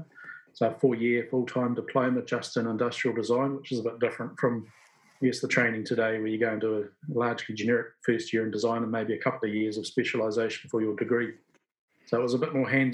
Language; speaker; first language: English; native; English